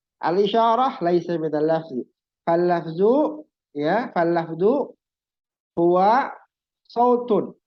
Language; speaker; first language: Arabic; non-native, fluent; Indonesian